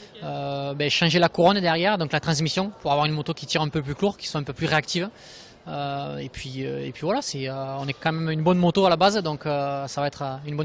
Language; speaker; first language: French; native; French